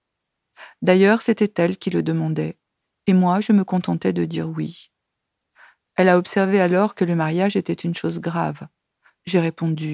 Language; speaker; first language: French; native; French